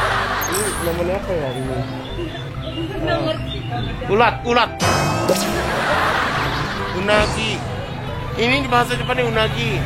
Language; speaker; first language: Indonesian; non-native, learner; Japanese